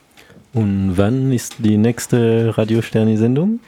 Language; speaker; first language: German; non-native, learner; French